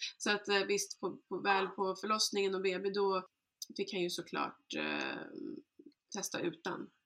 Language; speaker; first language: Swedish; early bilingual, other home language; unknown